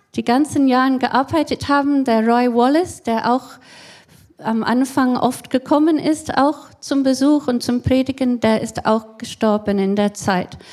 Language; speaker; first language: German; non-native, fluent; English